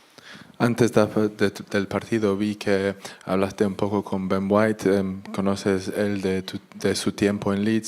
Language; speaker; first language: Spanish; non-native, learner; English